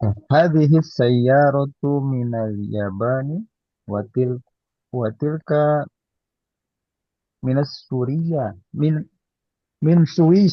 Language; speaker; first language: Arabic; non-native, learner; Indonesian